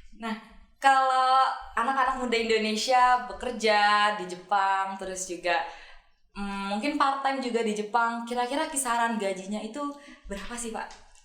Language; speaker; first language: Indonesian; native; Indonesian